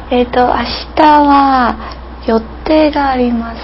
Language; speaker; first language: Japanese; non-native, learner; English